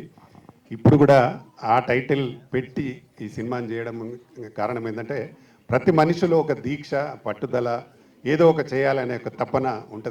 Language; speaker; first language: Telugu; native; Telugu